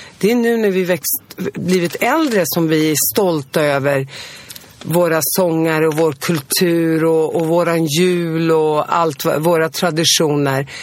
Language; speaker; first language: Swedish; early bilingual, other home language; Arabic